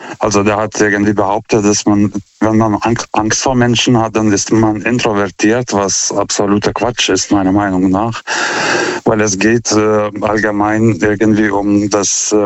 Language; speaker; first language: German; non-native, fluent; Lithuanian